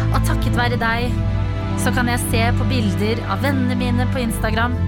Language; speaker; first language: Norwegian; early bilingual, other home language; Albanian